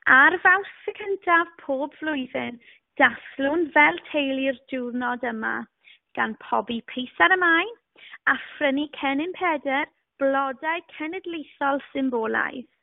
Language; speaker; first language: Welsh; native; Welsh